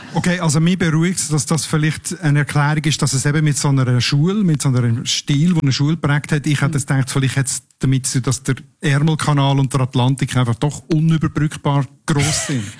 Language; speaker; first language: German; native; German